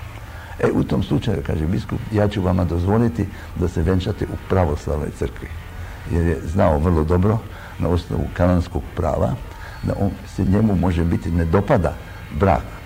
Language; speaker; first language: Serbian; early bilingual, heritage; Croatian